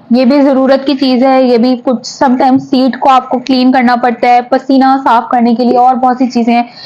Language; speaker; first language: Urdu; native; Urdu